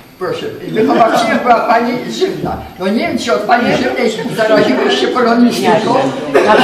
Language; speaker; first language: Polish; native; Polish